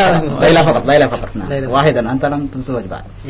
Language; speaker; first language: Arabic; non-native, fluent; Indonesian